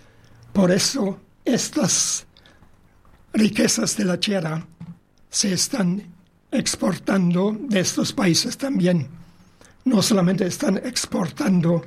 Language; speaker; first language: Spanish; non-native, fluent; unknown